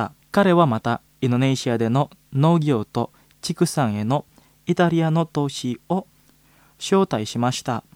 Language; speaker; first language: Japanese; non-native, fluent; Indonesian